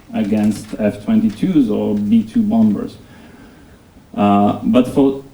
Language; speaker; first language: English; non-native, fluent; Lithuanian